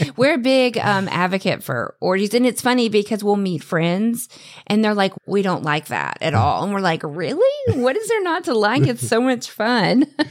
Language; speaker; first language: English; native; English